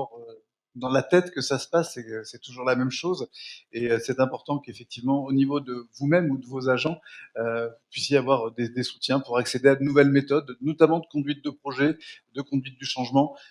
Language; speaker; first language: French; native; French